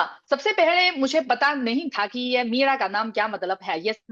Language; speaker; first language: Hindi; non-native, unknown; Chinese